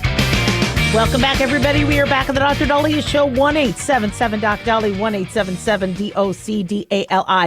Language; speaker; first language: English; native; English